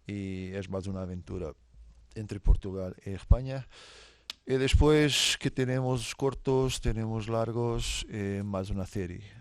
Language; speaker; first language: Spanish; non-native, fluent; Portuguese